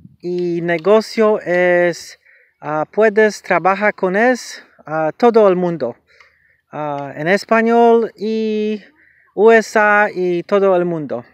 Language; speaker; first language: Spanish; non-native, learner; English